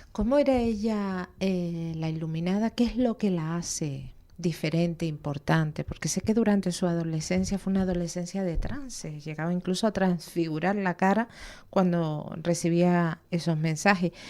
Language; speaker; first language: Spanish; native; Spanish